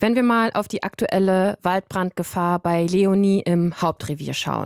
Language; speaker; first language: German; native; German